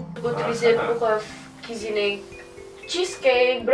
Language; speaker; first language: French; non-native, learner; Indonesian